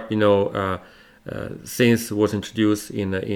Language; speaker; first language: English; non-native, fluent; Italian